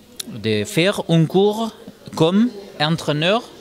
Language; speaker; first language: French; non-native, learner; German